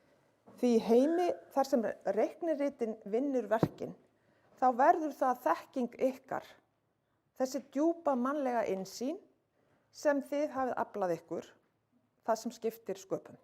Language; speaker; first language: Icelandic; native; Icelandic